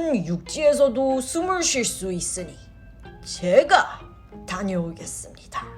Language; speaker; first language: Korean; native; Korean